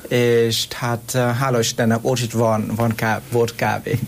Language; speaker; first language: Hungarian; non-native, learner; Vietnamese